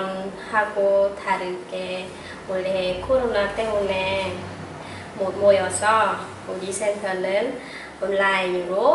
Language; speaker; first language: Korean; non-native, fluent; Khmer